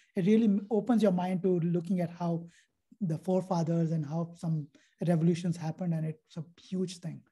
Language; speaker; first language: English; non-native, local second language; Hindi